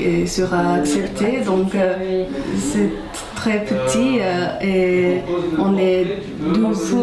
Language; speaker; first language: French; non-native, learner; Japanese